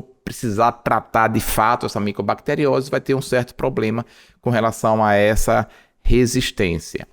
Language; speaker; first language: Portuguese; native; Portuguese